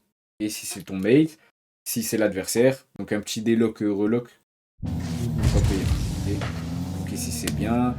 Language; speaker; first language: French; native; French